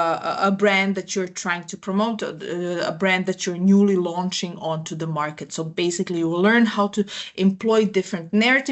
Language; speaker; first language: English; non-native, fluent; Croatian